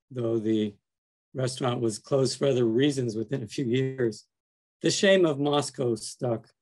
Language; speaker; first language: English; native; English